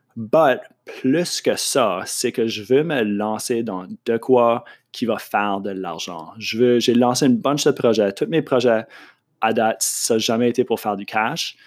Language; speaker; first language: French; native; French